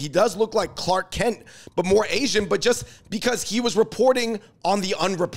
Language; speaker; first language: English; native; English